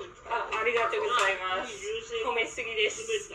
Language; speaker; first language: Japanese; non-native, learner; English